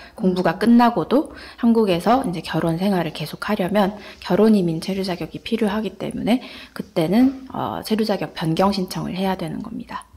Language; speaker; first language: Korean; native; Korean